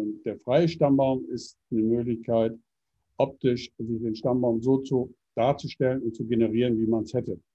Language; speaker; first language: German; native; German